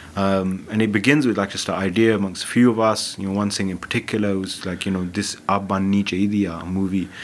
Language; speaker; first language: English; early bilingual, other home language; Punjabi